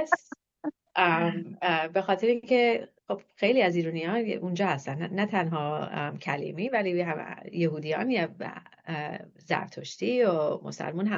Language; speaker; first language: Persian; non-native, fluent; English